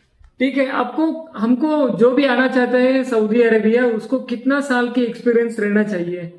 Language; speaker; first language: Hindi; non-native, local second language; Kannada